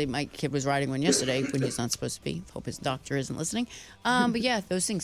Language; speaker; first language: English; native; English